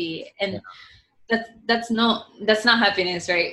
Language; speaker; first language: English; non-native, fluent; Japanese